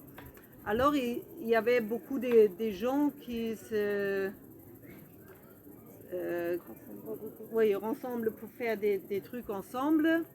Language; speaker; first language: French; non-native, fluent; German